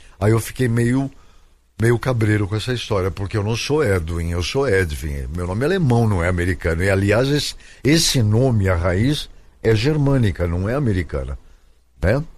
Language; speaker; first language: Portuguese; native; Portuguese